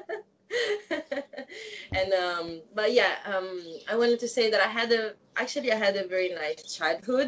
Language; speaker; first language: English; non-native, fluent; Italian